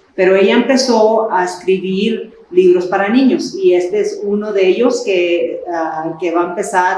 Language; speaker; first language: Spanish; early bilingual, other home language; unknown